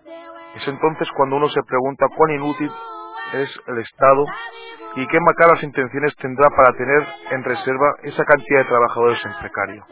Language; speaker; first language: Spanish; native; Spanish